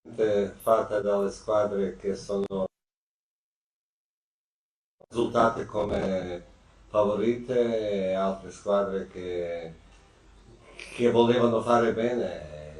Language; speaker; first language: Italian; non-native, fluent; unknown